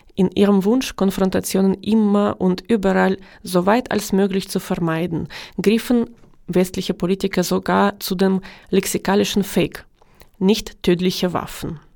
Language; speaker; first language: German; non-native, fluent; Ukrainian